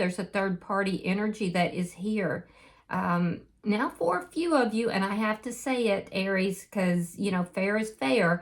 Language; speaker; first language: English; native; English